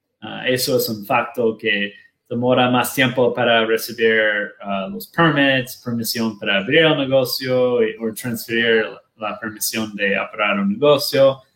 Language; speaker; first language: Spanish; non-native, learner; Portuguese